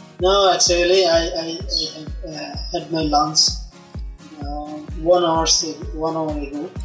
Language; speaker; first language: English; non-native, learner; Bangla